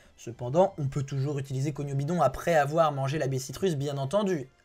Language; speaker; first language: French; native; French